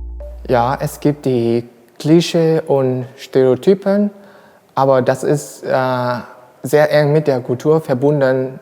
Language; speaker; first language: German; non-native, learner; Vietnamese